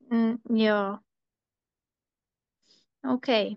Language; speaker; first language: Finnish; non-native, learner; Turkish